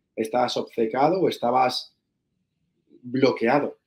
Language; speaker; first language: Spanish; native; Spanish